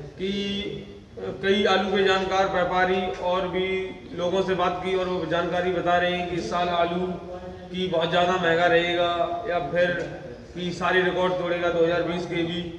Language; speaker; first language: Hindi; native; Hindi